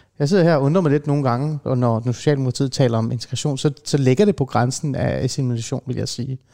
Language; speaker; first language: Danish; early bilingual, other home language; Persian